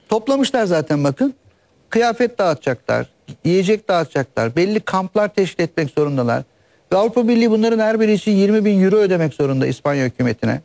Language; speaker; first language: Turkish; native; Turkish